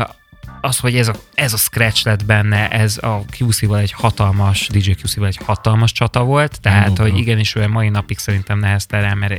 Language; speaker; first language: Hungarian; native; Hungarian